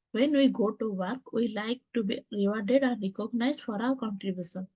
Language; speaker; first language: English; non-native, local second language; Odia